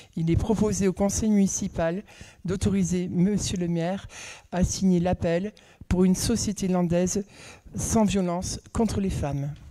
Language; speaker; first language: French; native; French